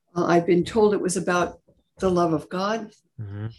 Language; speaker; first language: English; native; English